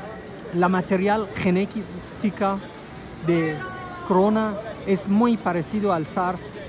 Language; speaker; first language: Spanish; non-native, fluent; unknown